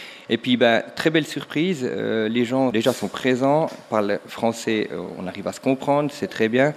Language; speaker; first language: French; native; French